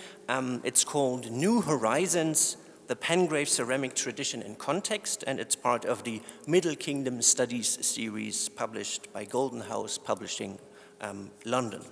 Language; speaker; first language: English; non-native, fluent; German